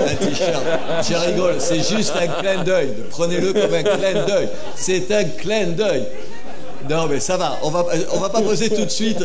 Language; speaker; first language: French; native; French